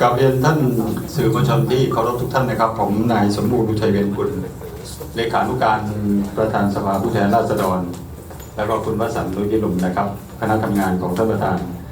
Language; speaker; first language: Thai; native; Thai